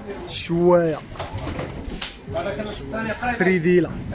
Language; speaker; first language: Arabic; native; Arabic